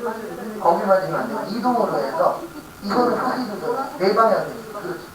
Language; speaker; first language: Korean; native; Korean